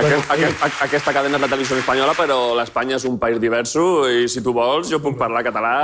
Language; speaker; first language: Catalan; non-native, local second language; Spanish